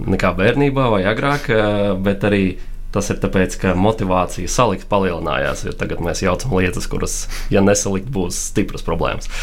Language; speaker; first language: Latvian; non-native, local second language; Russian